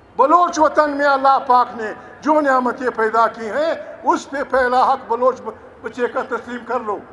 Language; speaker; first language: Urdu; non-native, local second language; Pashto